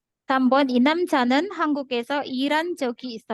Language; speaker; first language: Korean; non-native, learner; Indonesian